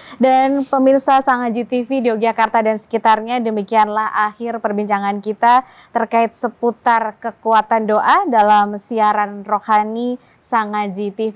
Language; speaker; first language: Indonesian; native; Indonesian